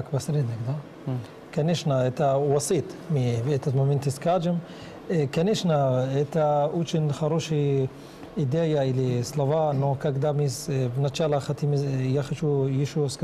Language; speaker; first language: Russian; non-native, learner; Arabic